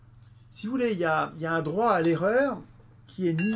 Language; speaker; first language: French; native; French